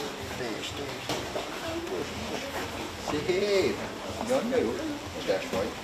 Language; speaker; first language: Hungarian; non-native, learner; Portuguese